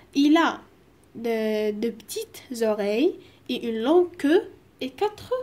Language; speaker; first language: French; non-native, local second language; Arabic